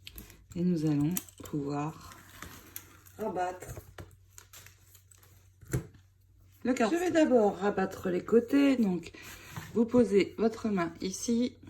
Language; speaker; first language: French; native; French